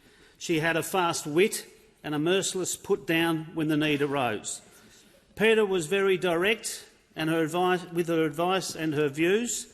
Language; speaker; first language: English; native; English